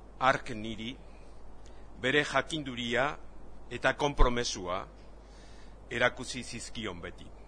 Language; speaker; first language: Basque; non-native, local second language; Spanish